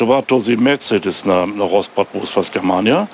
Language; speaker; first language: Bulgarian; non-native, learner; German